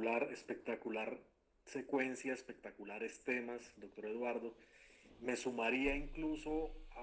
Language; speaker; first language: Spanish; native; Spanish